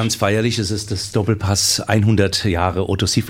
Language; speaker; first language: German; native; German